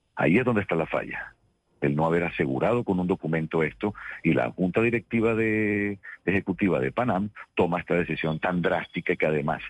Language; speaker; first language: Spanish; native; Spanish